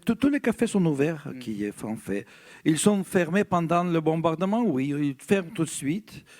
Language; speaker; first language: French; non-native, fluent; Russian